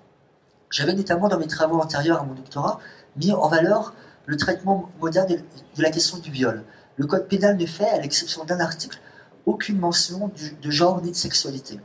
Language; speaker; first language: French; native; French